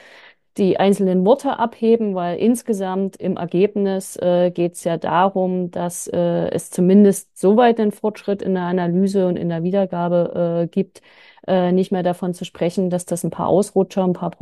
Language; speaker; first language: German; native; German